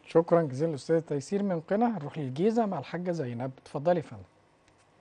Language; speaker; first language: Arabic; native; Arabic